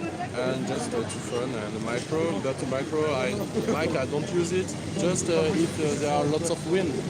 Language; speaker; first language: English; non-native, learner; French